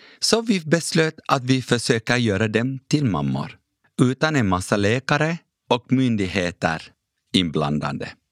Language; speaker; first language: Swedish; early bilingual, other home language; Kurdish